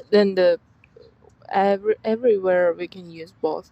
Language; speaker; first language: English; non-native, fluent; Korean